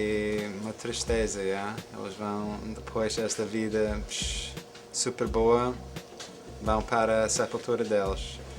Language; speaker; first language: Portuguese; non-native, fluent; English